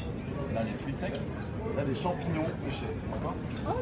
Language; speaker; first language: French; native; French